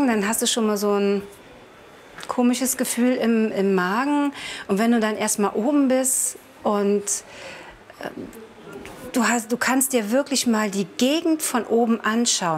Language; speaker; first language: German; native; German